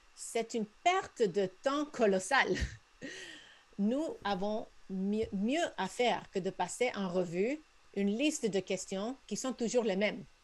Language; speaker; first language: French; non-native, fluent; Spanish